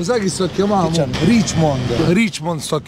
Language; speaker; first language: Italian; native; Italian